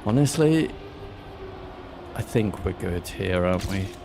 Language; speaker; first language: English; native; English